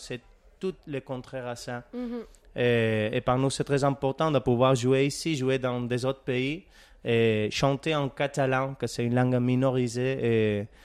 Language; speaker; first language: French; non-native, learner; Catalan